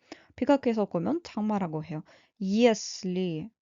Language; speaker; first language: Korean; non-native, fluent; Russian